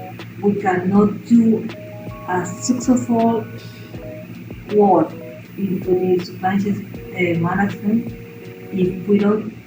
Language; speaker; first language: English; non-native, learner; Spanish